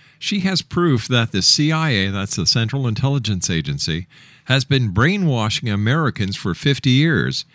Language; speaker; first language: English; native; English